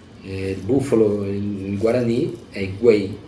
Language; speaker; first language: Italian; non-native, fluent; Portuguese